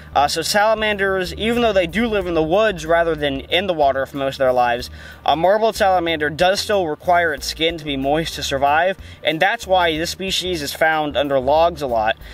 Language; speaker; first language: English; native; English